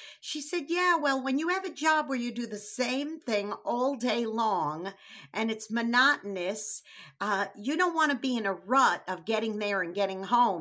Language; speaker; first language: English; native; English